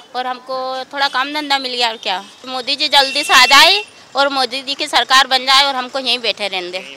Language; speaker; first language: Hindi; native; Hindi